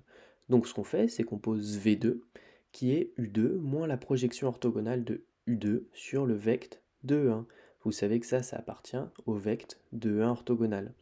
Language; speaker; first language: French; native; French